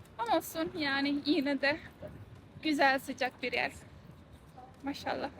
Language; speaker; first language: Turkish; non-native, fluent; Estonian